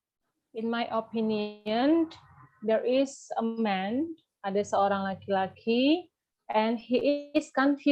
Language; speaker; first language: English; non-native, learner; Indonesian